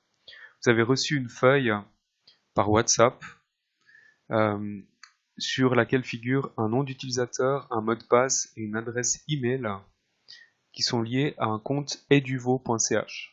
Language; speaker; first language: French; native; French